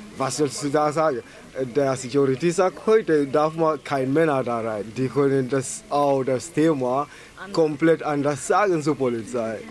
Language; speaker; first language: German; non-native, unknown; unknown